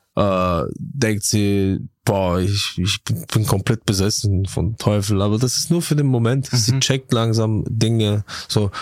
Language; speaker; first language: German; early bilingual, other home language; Turkish